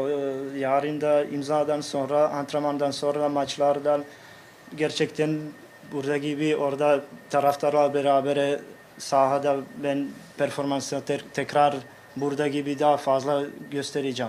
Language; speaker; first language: Turkish; non-native, fluent; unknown